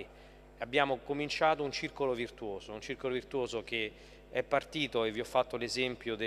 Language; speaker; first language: Italian; native; Italian